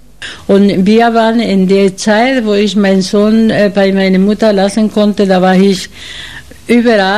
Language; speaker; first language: German; non-native, fluent; Spanish